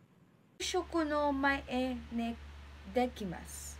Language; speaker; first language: Japanese; non-native, learner; Filipino